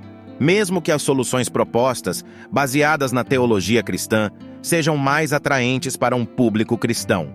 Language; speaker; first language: Portuguese; native; Portuguese